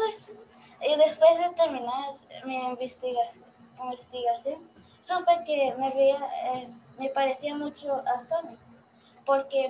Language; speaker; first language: Spanish; early bilingual, heritage; Spanish